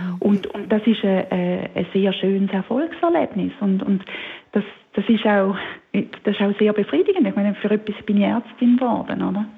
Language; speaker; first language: German; native; German